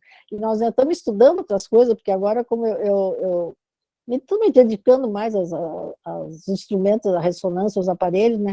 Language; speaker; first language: Portuguese; native; Portuguese